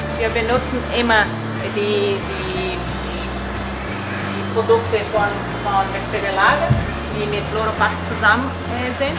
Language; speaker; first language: German; non-native, learner; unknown